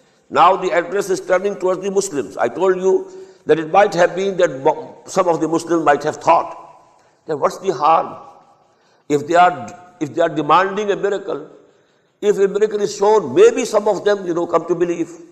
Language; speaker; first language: English; non-native, local second language; Urdu